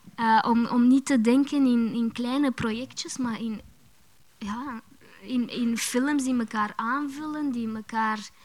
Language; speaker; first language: Dutch; early bilingual, other home language; Romanian